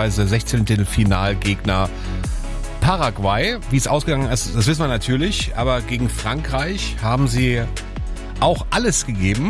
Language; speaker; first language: German; native; German